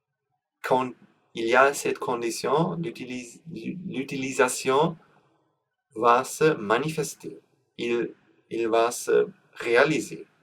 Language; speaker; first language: French; non-native, learner; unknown